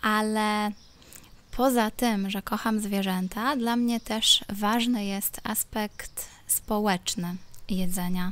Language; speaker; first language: Polish; non-native, local second language; Ukrainian